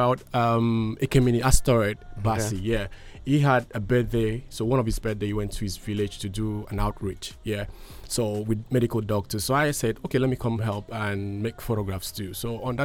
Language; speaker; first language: English; non-native, local second language; Ibibio